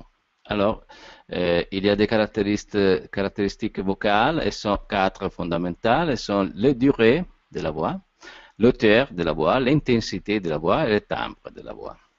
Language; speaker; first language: French; non-native, learner; Italian